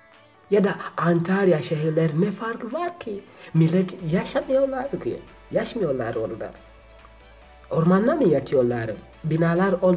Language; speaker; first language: Turkish; non-native, learner; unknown